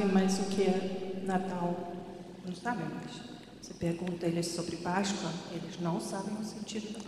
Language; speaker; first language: Portuguese; non-native, fluent; German